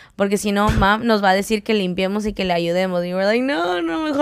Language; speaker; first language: Spanish; early bilingual, heritage; Spanish